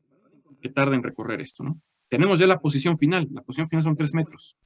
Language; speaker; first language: Spanish; native; Spanish